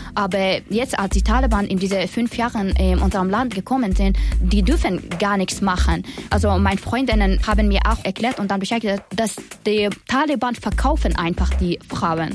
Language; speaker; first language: German; non-native, learner; Persian